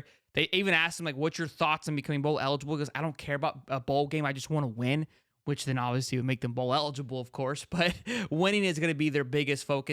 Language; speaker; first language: English; native; English